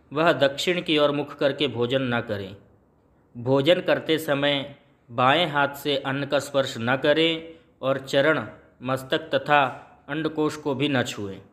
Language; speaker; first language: Hindi; native; Hindi